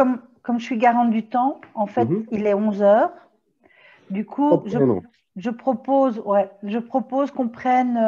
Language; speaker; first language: French; native; French